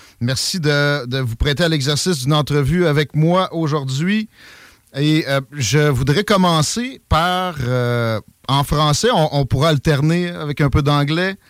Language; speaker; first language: French; native; French